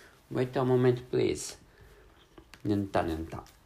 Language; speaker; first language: English; non-native, fluent; Japanese